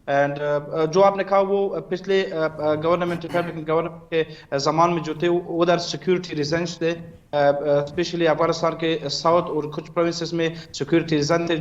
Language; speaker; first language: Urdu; non-native, fluent; Persian